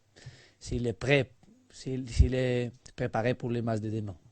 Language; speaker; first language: French; non-native, learner; Spanish